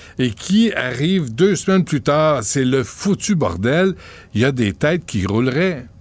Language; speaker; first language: French; native; French